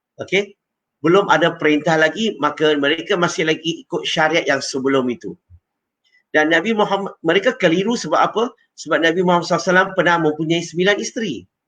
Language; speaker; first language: Malay; non-native, local second language; Chinese